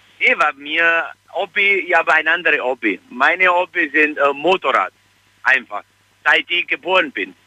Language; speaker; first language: German; non-native, fluent; Italian